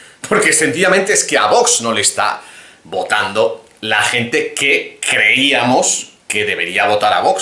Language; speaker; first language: Spanish; native; Spanish